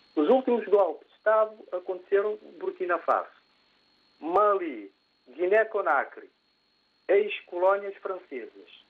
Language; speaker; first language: Portuguese; non-native, local second language; Kabuverdianu